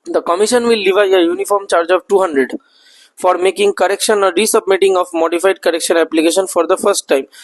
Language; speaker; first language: English; non-native, local second language; Bangla